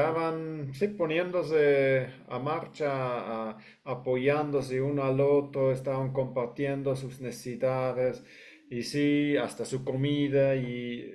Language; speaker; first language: Spanish; non-native, fluent; English